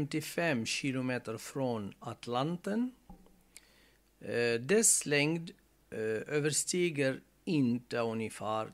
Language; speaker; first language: Swedish; non-native, fluent; Arabic